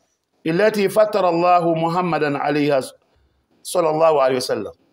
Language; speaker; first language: Arabic; non-native, fluent; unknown